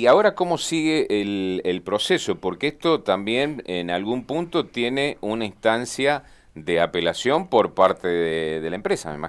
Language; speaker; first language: Spanish; native; Spanish